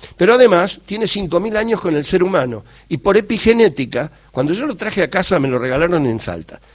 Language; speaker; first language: Spanish; native; Spanish